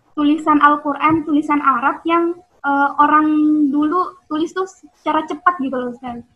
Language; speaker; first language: Indonesian; native; Indonesian